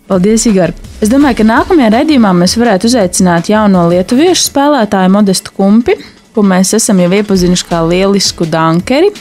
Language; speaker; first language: Latvian; native; Latvian